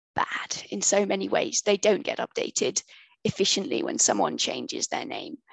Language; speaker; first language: English; native; English